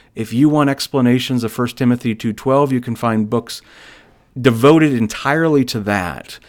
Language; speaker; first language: English; native; English